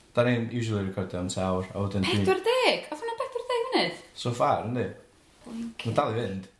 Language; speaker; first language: Welsh; native; Welsh